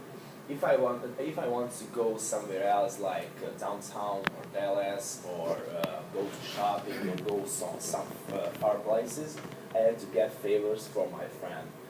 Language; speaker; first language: English; non-native, learner; Hungarian